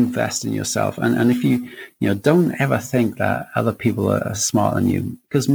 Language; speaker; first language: English; native; English